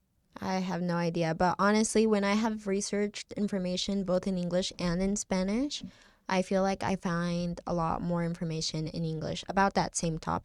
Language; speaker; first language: English; non-native, fluent; Spanish